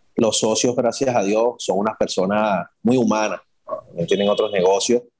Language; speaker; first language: Spanish; native; Spanish